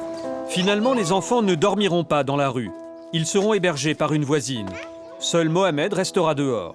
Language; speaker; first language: French; native; French